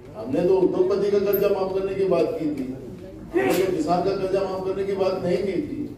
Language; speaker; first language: Hindi; non-native, local second language; Marathi